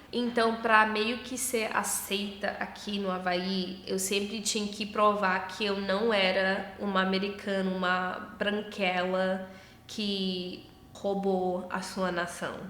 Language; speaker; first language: Portuguese; early bilingual, heritage; Portuguese